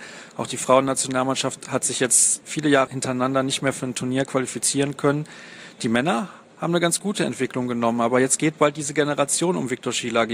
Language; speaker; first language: German; native; German